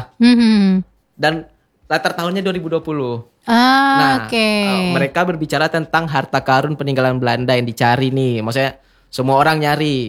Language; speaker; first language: Indonesian; native; Indonesian